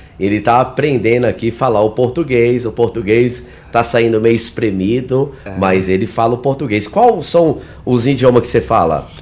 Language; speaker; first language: Portuguese; native; Portuguese